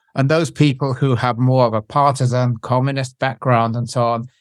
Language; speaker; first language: English; native; English